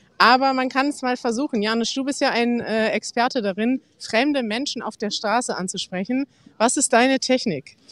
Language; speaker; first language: German; native; German